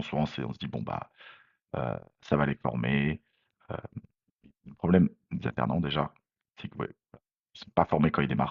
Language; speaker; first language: French; native; French